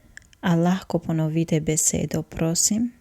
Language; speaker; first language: Slovenian; non-native, fluent; Albanian